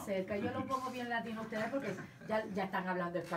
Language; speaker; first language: Spanish; native; Spanish